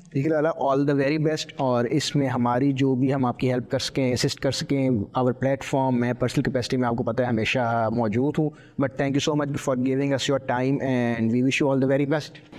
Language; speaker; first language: Urdu; native; Urdu